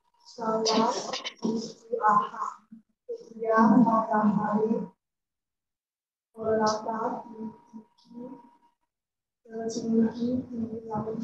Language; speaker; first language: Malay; non-native, learner; Chinese